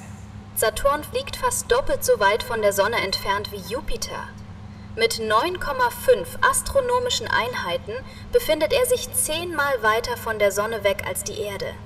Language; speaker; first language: German; native; German